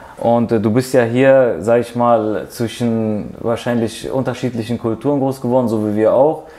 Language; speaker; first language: German; early bilingual, other home language; Kurdish